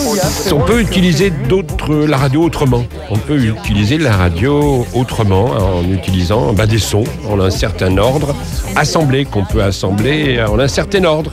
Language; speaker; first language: French; native; French